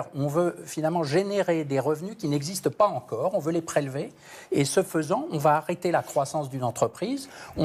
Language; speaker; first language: French; native; French